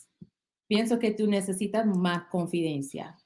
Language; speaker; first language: Spanish; non-native, learner; English